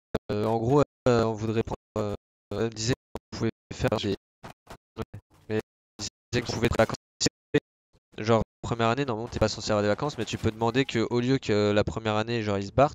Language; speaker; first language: French; native; French